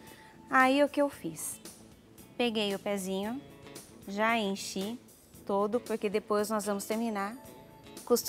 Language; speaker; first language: Portuguese; native; Portuguese